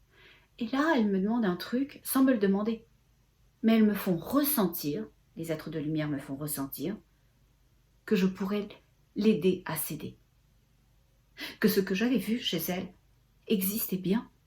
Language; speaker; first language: French; native; French